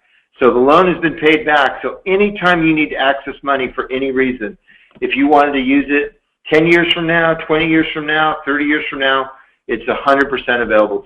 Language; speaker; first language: English; native; English